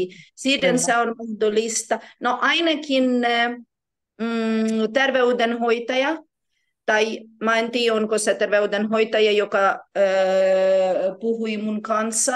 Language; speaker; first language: Finnish; non-native, learner; Ukrainian